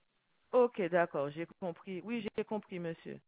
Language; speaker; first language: French; native; French